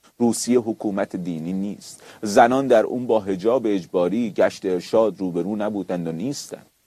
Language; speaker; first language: Persian; native; Persian